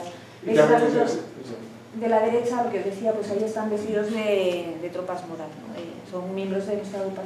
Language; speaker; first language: Spanish; native; Spanish